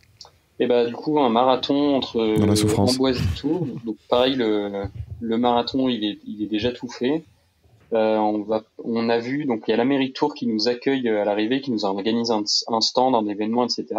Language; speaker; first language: French; native; French